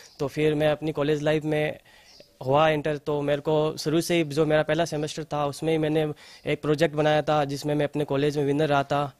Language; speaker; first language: Hindi; native; Hindi